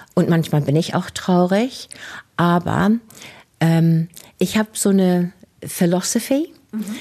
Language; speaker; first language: German; non-native, fluent; English